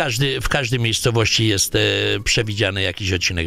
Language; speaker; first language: Polish; native; Polish